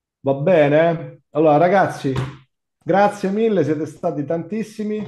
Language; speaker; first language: Italian; native; Italian